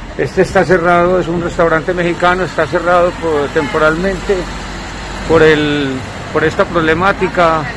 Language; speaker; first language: Spanish; native; Spanish